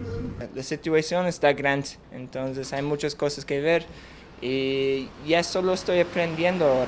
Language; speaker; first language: Spanish; non-native, fluent; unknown